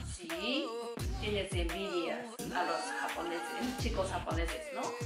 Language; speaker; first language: Spanish; non-native, learner; Japanese